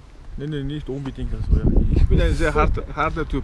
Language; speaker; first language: German; non-native, learner; Mongolian